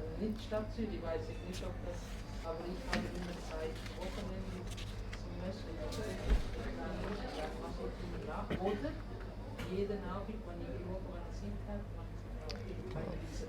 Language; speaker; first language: German; non-native, learner; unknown